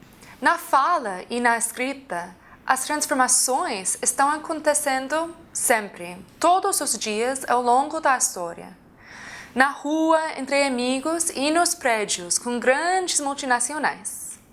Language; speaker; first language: Portuguese; non-native, fluent; English